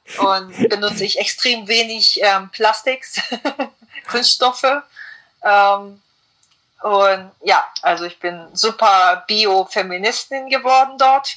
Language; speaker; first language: German; non-native, fluent; Korean